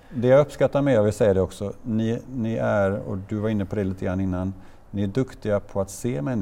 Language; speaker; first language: Swedish; native; Swedish